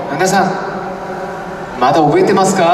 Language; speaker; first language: Japanese; non-native, learner; Korean